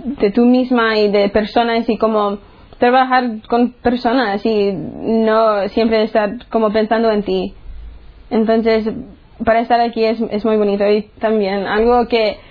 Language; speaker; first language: Spanish; early bilingual, heritage; English